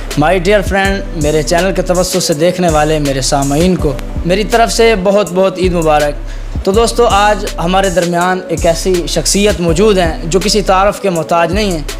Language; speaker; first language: Urdu; non-native, local second language; Punjabi